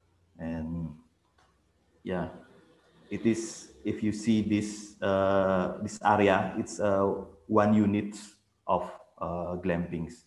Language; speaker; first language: English; non-native, fluent; Indonesian